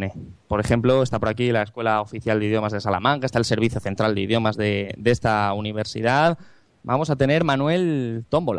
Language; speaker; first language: Spanish; native; Spanish